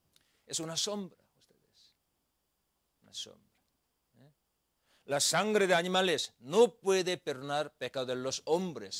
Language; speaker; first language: Spanish; non-native, learner; Korean